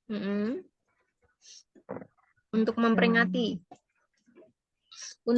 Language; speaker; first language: Indonesian; native; Indonesian